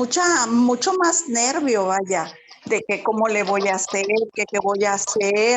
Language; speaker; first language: Spanish; native; Spanish